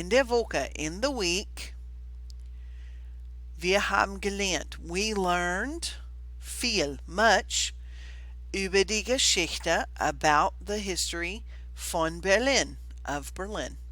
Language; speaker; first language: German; non-native, fluent; English